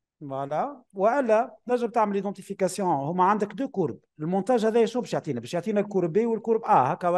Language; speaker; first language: French; non-native, local second language; Arabic